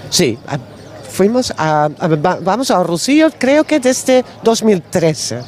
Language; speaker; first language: Spanish; non-native, learner; Dutch